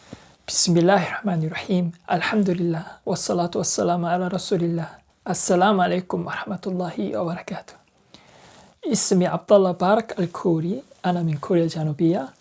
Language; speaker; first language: Arabic; non-native, learner; Korean